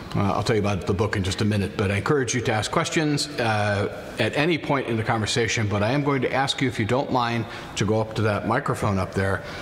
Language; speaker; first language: English; native; English